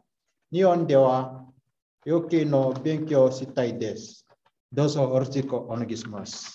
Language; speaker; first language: Japanese; non-native, learner; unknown